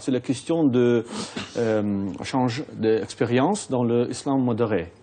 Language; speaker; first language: French; non-native, fluent; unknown